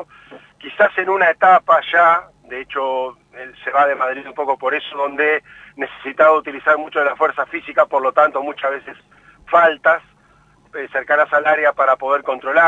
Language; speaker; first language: Spanish; native; Spanish